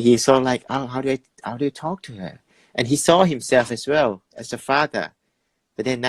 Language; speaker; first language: English; non-native, fluent; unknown